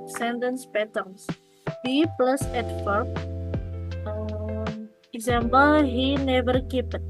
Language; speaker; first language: English; non-native, learner; Indonesian